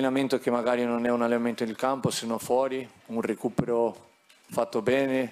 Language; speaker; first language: Italian; non-native, fluent; Portuguese